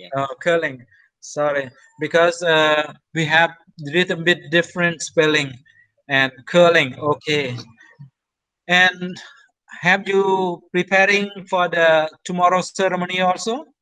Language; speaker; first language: English; non-native, fluent; Thai